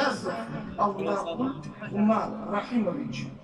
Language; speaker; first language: Russian; non-native, learner; Tajik